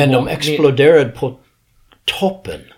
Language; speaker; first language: Swedish; early bilingual, heritage; English